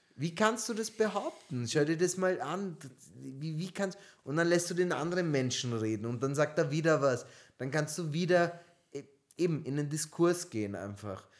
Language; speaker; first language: German; early bilingual, other home language; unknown